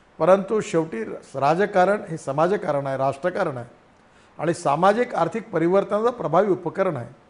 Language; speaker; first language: Marathi; native; Marathi